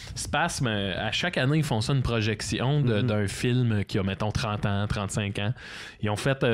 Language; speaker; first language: French; native; French